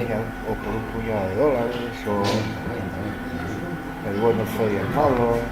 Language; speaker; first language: Spanish; native; Spanish